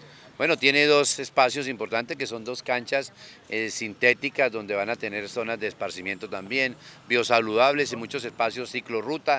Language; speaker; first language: Spanish; native; Spanish